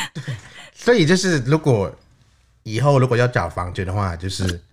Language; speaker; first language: Chinese; non-native, fluent; Thai